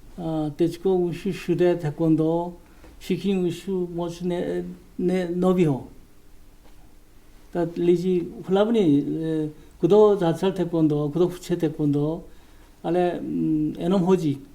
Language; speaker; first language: Czech; non-native, learner; Korean